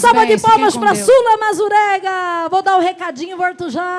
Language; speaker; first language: Portuguese; native; Portuguese